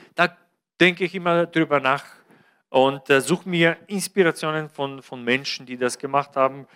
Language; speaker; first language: German; non-native, fluent; Bulgarian